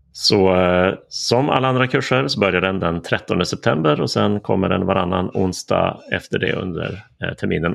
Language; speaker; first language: Swedish; native; Swedish